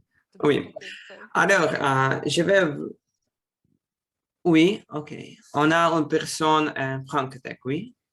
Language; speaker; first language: French; non-native, fluent; Russian